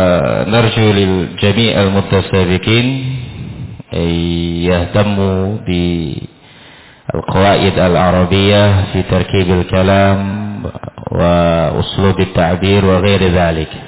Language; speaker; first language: Arabic; non-native, fluent; Indonesian